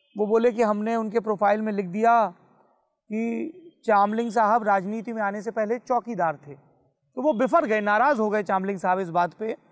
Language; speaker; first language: Hindi; native; Hindi